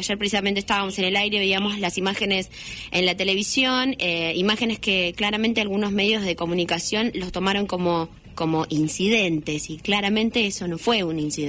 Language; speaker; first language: Spanish; native; Spanish